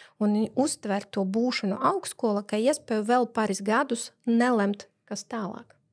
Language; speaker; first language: Latvian; non-native, local second language; Russian